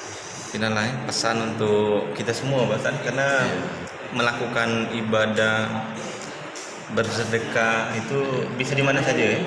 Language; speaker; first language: Indonesian; native; Indonesian